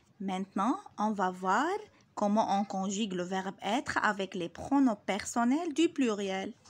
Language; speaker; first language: French; non-native, local second language; Arabic